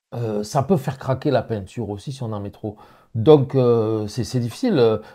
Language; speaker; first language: French; native; French